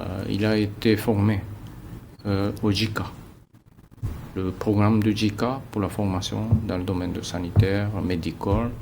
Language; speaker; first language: French; non-native, fluent; Japanese